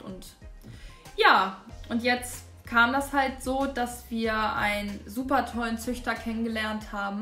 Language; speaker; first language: German; native; German